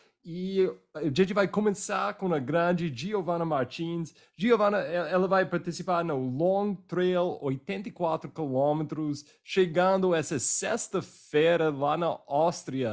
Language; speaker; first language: Portuguese; non-native, fluent; English